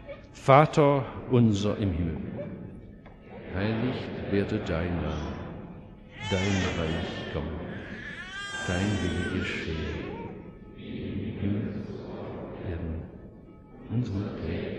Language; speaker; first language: German; native; German